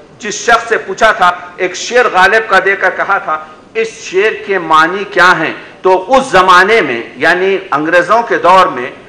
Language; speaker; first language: Urdu; native; Urdu